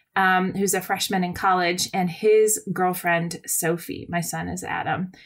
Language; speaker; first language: English; native; English